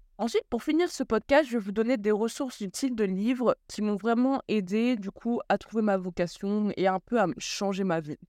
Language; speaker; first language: French; early bilingual, other home language; Bambara